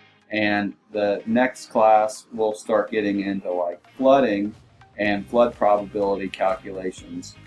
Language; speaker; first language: English; native; English